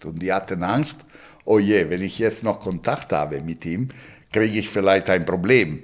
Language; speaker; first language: German; non-native, fluent; Italian